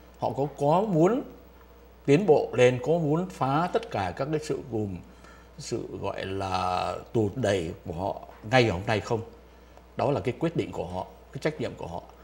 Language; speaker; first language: Vietnamese; native; Vietnamese